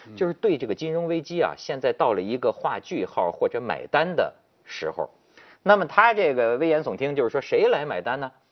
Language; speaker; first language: Chinese; native; Chinese